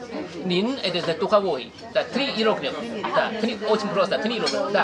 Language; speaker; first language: Russian; non-native, fluent; Chinese